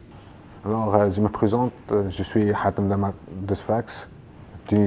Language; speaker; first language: French; non-native, local second language; Arabic